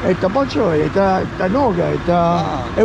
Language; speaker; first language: Russian; non-native, learner; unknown